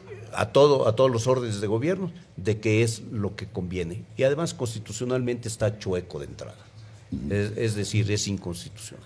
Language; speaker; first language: Spanish; native; Spanish